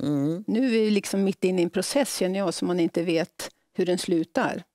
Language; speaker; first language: Swedish; native; Swedish